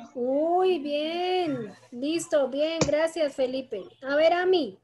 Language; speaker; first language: Spanish; native; Spanish